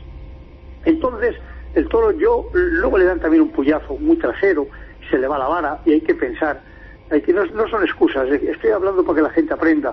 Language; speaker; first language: Spanish; native; Spanish